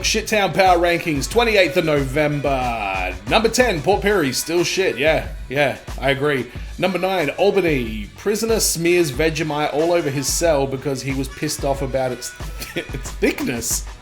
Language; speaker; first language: English; native; English